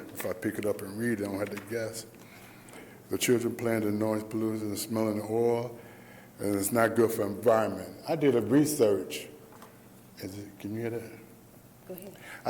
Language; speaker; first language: English; native; English